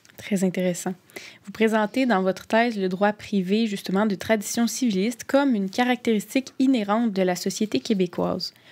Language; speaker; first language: French; native; French